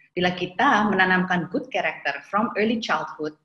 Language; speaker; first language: Indonesian; non-native, local second language; Javanese